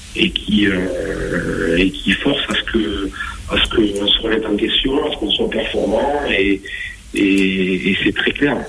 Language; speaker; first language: French; native; French